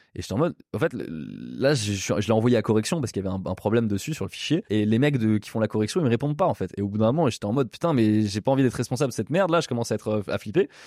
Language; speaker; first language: French; native; French